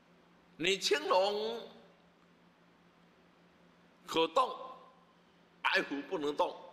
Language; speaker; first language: Chinese; native; Chinese